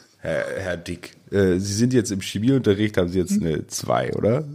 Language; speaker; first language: German; native; German